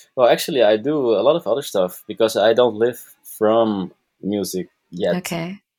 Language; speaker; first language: English; non-native, fluent; Dutch